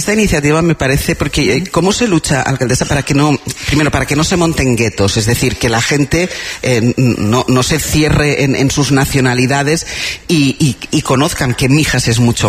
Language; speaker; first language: Spanish; native; Spanish